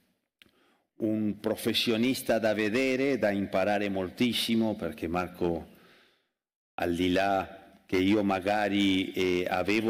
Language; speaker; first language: Italian; non-native, fluent; Spanish